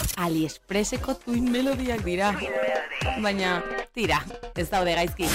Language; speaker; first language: Basque; non-native, local second language; Spanish